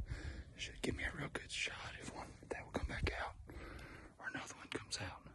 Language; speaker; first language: English; native; English